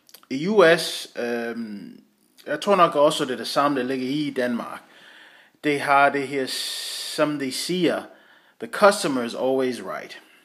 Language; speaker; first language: Danish; non-native, fluent; English